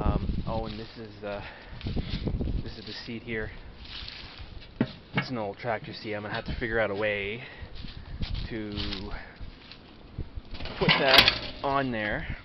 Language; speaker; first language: English; native; English